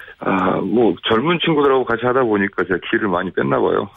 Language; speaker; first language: Korean; native; Korean